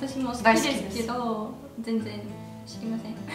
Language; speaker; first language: Japanese; non-native, learner; Russian